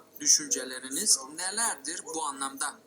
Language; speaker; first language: Turkish; native; Turkish